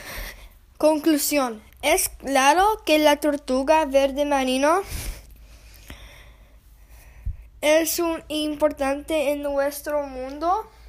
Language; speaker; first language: Spanish; non-native, learner; English